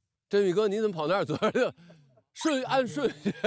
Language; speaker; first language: Chinese; native; Chinese